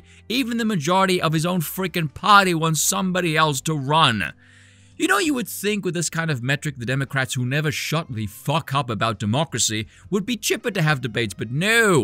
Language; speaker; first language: English; native; English